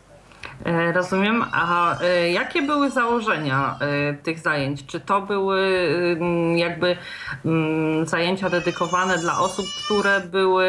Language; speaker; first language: Polish; native; Polish